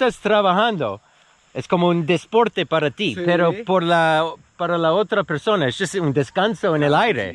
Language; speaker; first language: Spanish; non-native, learner; English